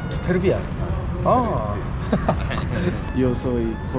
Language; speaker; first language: Spanish; non-native, learner; Korean